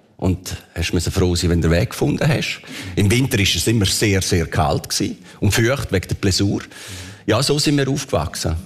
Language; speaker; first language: German; early bilingual, other home language; Italian